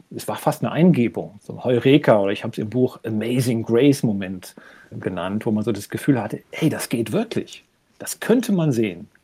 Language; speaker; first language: German; native; German